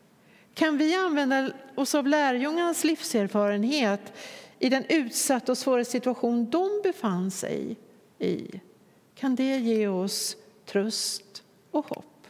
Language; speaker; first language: Swedish; native; Swedish